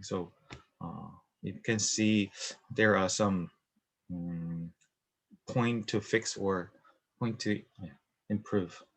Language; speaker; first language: English; non-native, learner; Korean